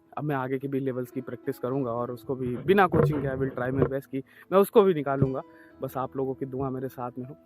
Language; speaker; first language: Hindi; native; Hindi